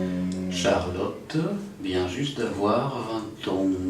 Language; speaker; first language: French; non-native, learner; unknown